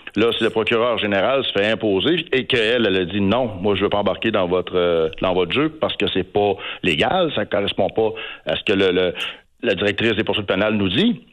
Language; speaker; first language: French; native; French